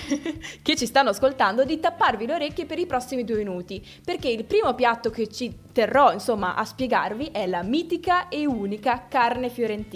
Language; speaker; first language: Italian; native; Italian